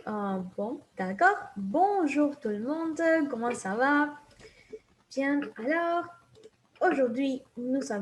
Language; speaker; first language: French; non-native, fluent; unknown